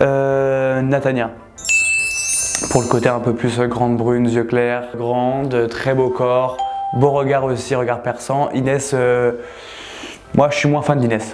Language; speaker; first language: French; native; French